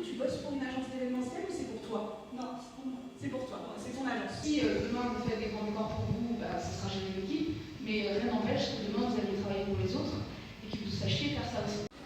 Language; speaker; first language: French; native; French